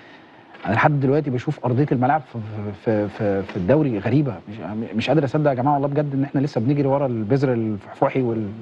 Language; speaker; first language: Arabic; native; Arabic